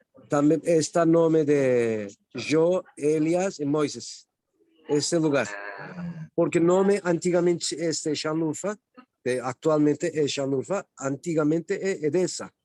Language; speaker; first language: Portuguese; non-native, learner; Turkish